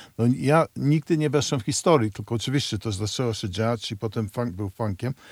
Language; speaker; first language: Polish; early bilingual, heritage; Polish